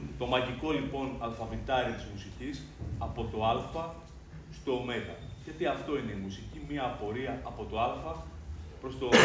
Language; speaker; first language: Greek; native; Greek